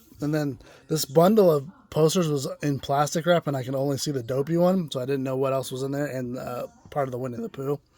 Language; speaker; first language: English; native; English